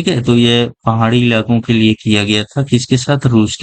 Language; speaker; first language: Hindi; native; Hindi